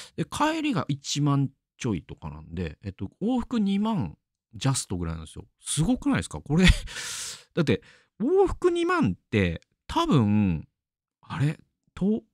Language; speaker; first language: Japanese; native; Japanese